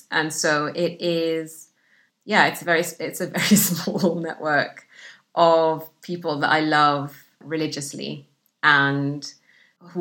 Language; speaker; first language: English; non-native, fluent; Arabic